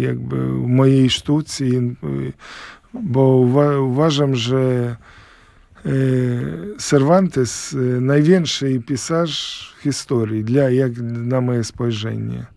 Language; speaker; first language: Polish; non-native, learner; Ukrainian